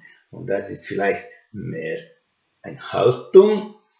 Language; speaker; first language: German; non-native, learner; Finnish